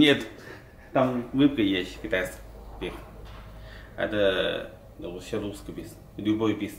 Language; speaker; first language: Russian; non-native, learner; Chinese